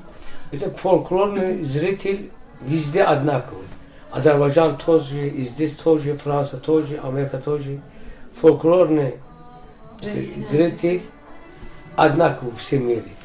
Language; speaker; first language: Russian; non-native, learner; Azerbaijani